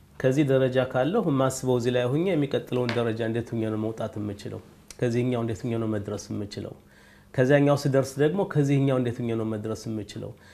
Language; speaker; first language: Amharic; native; Amharic